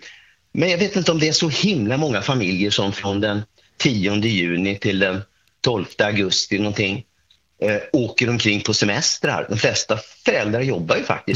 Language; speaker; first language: Swedish; native; Swedish